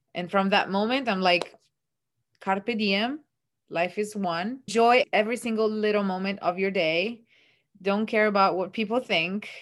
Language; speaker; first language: English; non-native, fluent; Italian